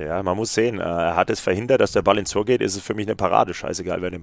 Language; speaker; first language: German; native; German